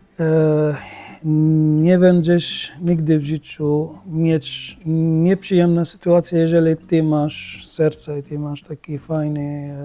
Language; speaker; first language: Polish; non-native, learner; Arabic